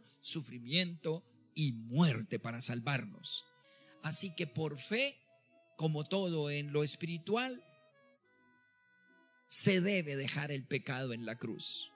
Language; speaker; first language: Spanish; native; Spanish